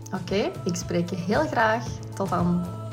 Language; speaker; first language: Dutch; native; Dutch